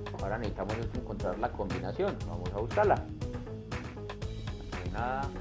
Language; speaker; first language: Spanish; native; Spanish